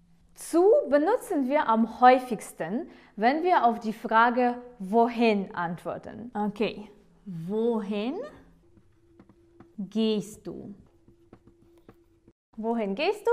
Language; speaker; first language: German; non-native, fluent; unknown